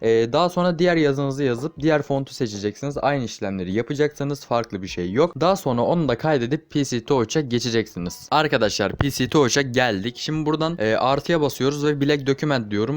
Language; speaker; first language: Turkish; native; Turkish